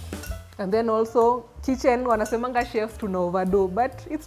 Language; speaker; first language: English; non-native, local second language; Swahili